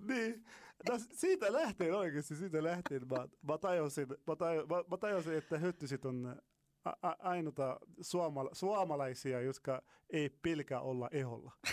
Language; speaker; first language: Finnish; non-native, fluent; Arabic